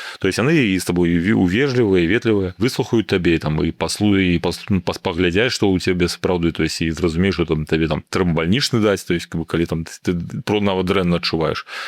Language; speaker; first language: Belarusian; non-native, local second language; Russian